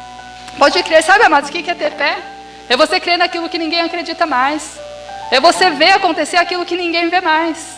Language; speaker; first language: Portuguese; native; Portuguese